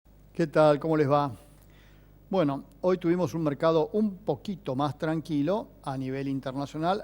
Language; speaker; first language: Spanish; native; Spanish